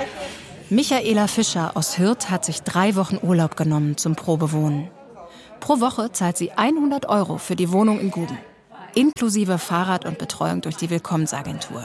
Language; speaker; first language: German; native; German